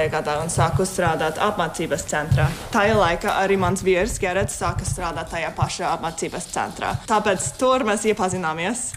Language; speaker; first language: Latvian; non-native, fluent; English